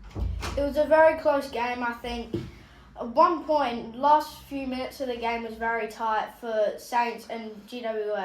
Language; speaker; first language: English; native; English